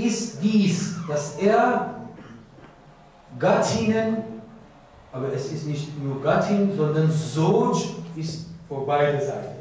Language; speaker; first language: German; non-native, learner; Persian